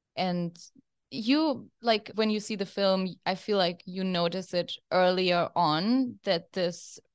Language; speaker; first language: English; non-native, fluent; German